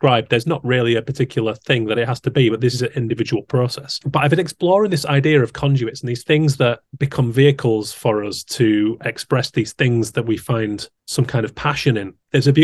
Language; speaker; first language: English; native; English